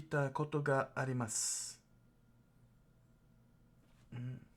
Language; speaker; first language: Japanese; non-native, learner; English